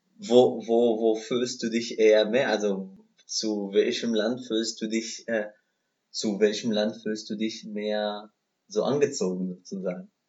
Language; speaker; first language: German; non-native, fluent; Arabic